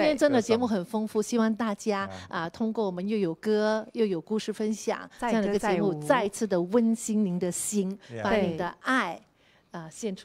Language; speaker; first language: Chinese; native; Chinese